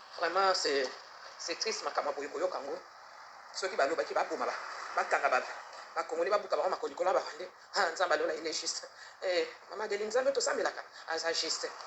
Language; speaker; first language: Lingala; non-native, local second language; Kituba (Democratic Republic of Congo)